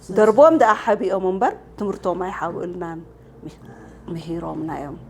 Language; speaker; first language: Tigrinya; non-native, local second language; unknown